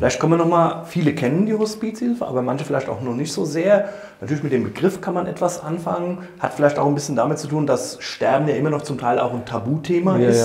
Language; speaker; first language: German; native; German